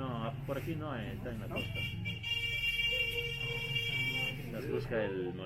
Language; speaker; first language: Spanish; non-native, fluent; English